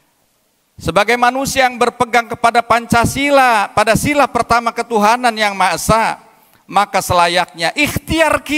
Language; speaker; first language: Indonesian; native; Indonesian